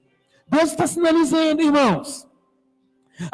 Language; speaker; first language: Portuguese; native; Portuguese